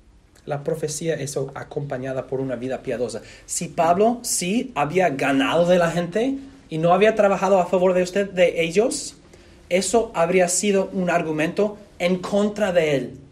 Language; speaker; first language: Spanish; non-native, fluent; English